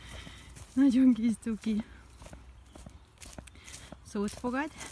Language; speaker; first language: Hungarian; native; Hungarian